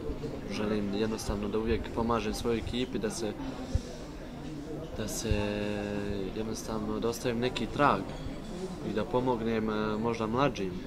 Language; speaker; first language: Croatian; early bilingual, heritage; Bosnian